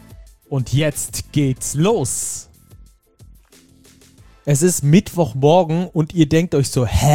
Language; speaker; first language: German; native; German